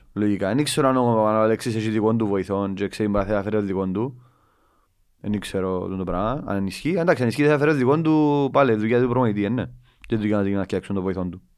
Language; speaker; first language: Greek; native; Greek